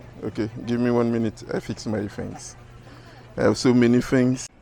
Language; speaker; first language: English; non-native, learner; French